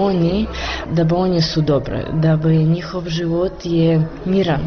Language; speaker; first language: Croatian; non-native, learner; Russian